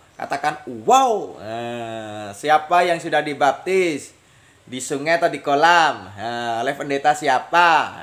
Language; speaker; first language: Indonesian; native; Indonesian